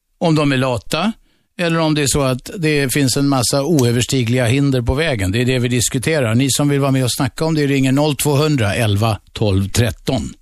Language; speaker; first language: Swedish; native; Swedish